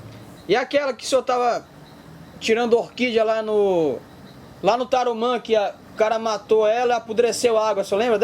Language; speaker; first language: Portuguese; native; Portuguese